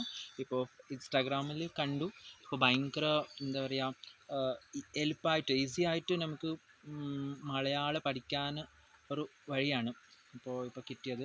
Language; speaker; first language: Malayalam; non-native, local second language; Kannada